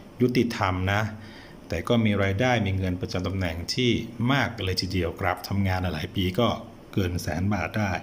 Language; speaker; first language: Thai; native; Thai